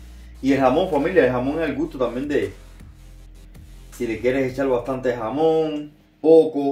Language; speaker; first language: Spanish; native; Spanish